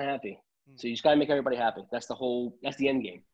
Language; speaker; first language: English; early bilingual, other home language; Italian